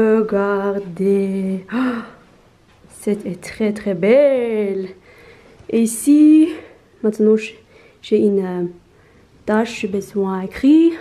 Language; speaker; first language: French; non-native, learner; Norwegian